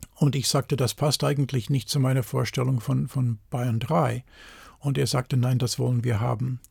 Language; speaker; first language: German; non-native, fluent; English